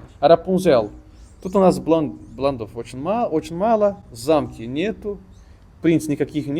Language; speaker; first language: Russian; non-native, fluent; Portuguese